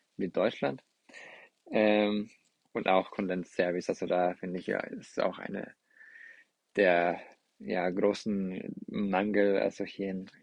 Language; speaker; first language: German; non-native, fluent; Spanish